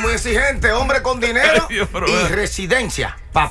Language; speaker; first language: Spanish; native; Spanish